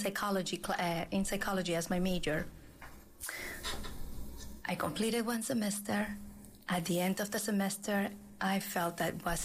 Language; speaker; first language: English; non-native, fluent; Spanish